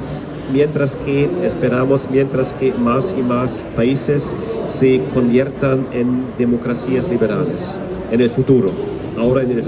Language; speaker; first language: Spanish; non-native, fluent; German